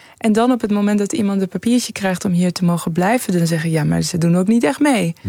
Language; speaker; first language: Dutch; early bilingual, other home language; Persian